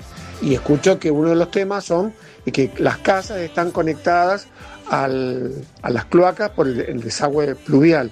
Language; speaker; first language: Spanish; native; Spanish